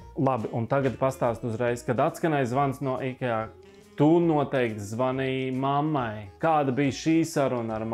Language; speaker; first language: Latvian; native; Latvian